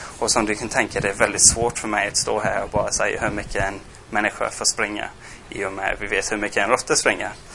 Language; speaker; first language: Swedish; non-native, fluent; English